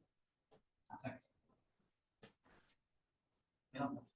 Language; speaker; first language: Chinese; native; Chinese